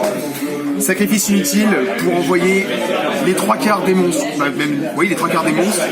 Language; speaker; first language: French; native; French